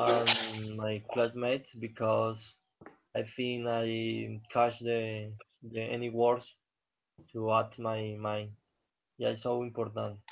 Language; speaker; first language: English; non-native, learner; Spanish